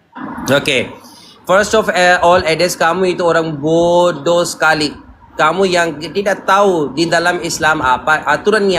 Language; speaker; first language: Indonesian; non-native, learner; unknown